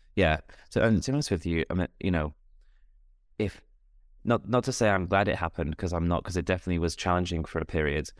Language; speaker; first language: English; native; English